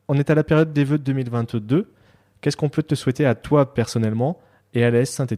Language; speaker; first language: French; native; French